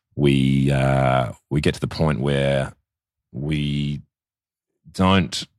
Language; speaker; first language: English; native; English